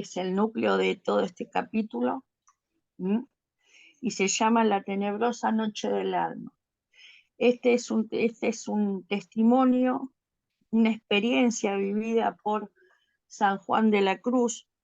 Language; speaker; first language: Spanish; native; Spanish